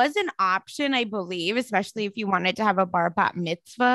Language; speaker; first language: English; non-native, local second language; Marathi